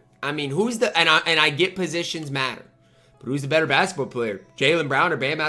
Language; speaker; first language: English; native; English